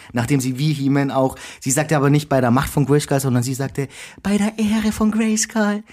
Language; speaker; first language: German; early bilingual, other home language; Romanian